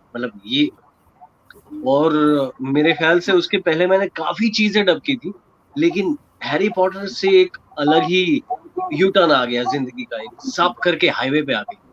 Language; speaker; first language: Hindi; non-native, local second language; Gujarati